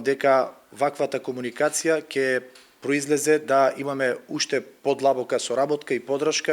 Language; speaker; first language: Macedonian; native; Macedonian